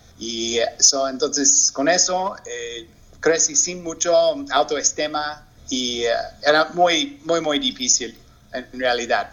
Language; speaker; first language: Spanish; non-native, learner; English